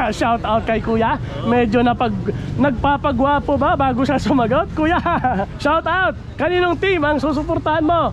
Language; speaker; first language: Filipino; native; Filipino